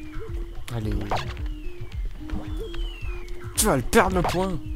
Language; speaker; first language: French; native; French